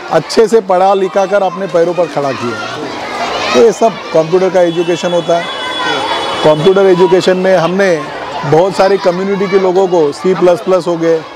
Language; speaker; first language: Hindi; non-native, local second language; Marathi